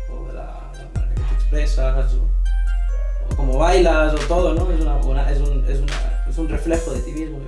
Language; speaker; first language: Spanish; early bilingual, other home language; English